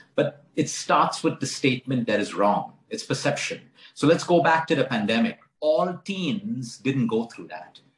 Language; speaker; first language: English; non-native, local second language; Konkani